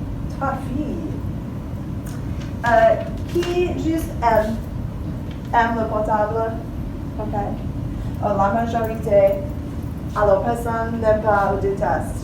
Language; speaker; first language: French; non-native, fluent; English